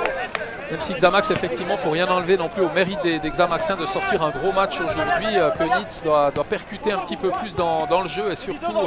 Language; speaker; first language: French; native; French